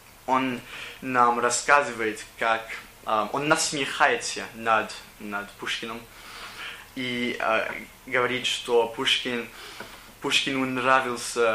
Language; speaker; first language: Russian; non-native, learner; English